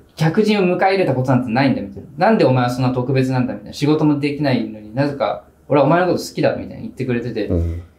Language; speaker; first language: Japanese; native; Japanese